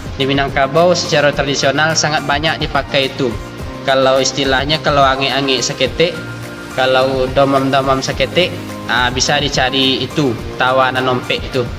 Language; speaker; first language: Malay; non-native, local second language; Minangkabau